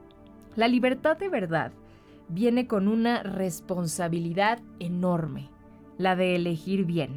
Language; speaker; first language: Spanish; native; Spanish